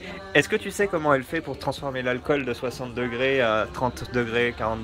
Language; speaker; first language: French; native; French